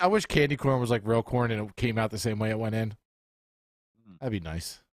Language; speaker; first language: English; native; English